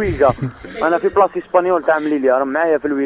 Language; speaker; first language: Arabic; native; Arabic